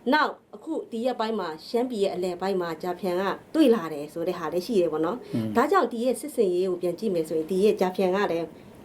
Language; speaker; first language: Burmese; non-native, local second language; Shan